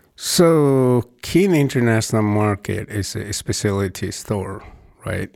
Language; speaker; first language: English; non-native, local second language; Nepali